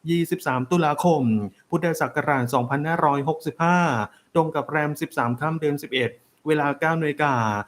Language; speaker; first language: Thai; native; Thai